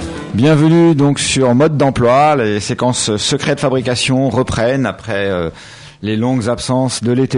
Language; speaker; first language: French; native; French